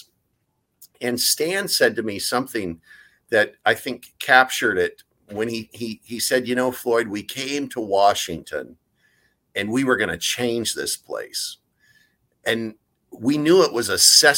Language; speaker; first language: English; native; English